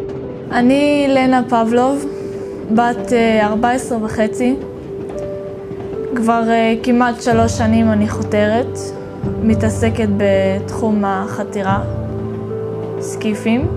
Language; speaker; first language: Hebrew; early bilingual, other home language; Russian